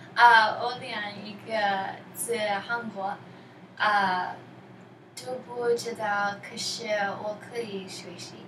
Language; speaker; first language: Chinese; non-native, learner; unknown